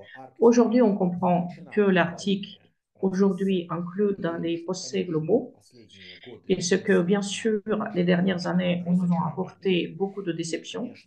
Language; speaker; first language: French; non-native, learner; Russian